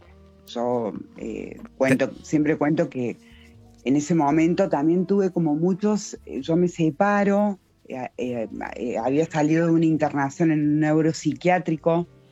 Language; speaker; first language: Spanish; native; Spanish